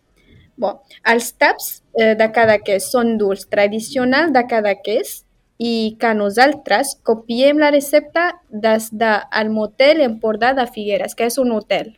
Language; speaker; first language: Catalan; non-native, learner; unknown